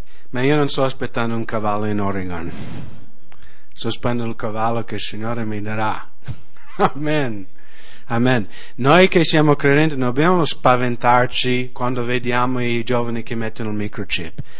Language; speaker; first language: Italian; non-native, fluent; English